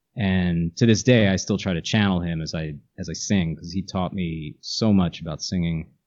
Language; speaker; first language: English; native; English